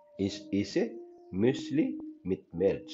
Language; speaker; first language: German; non-native, learner; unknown